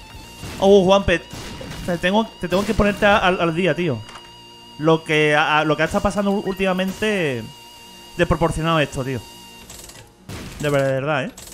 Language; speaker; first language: Spanish; native; Spanish